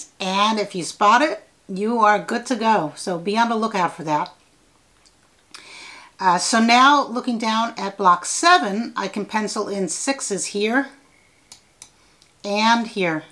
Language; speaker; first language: English; native; English